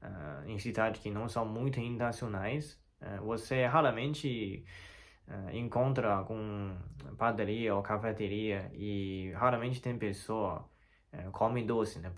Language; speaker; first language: Portuguese; non-native, learner; Chinese